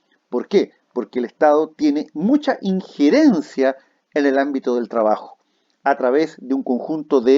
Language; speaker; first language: Spanish; native; Spanish